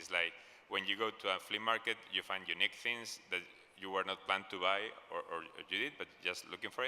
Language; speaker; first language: English; non-native, fluent; Spanish